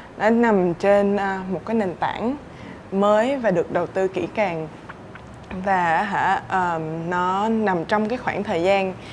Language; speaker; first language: Vietnamese; native; Vietnamese